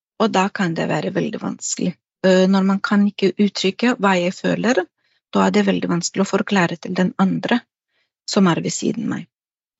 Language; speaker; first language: Norwegian; non-native, fluent; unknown